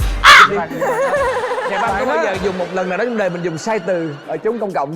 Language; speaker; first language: Vietnamese; native; Vietnamese